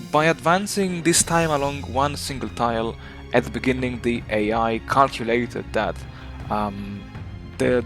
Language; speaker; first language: English; non-native, fluent; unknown